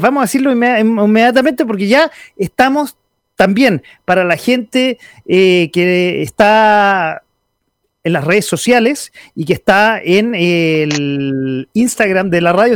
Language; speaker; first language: Spanish; native; Spanish